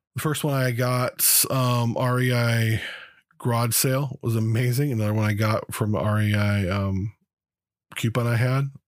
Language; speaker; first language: English; native; English